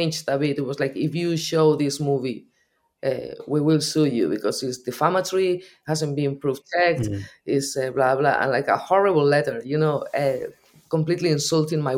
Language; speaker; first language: English; non-native, fluent; Spanish